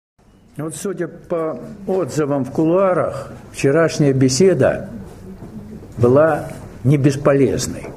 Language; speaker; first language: Russian; native; Russian